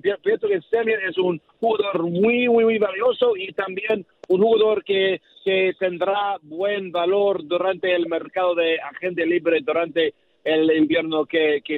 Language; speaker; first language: Spanish; non-native, learner; English